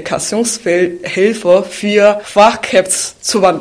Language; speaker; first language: German; non-native, fluent; Chinese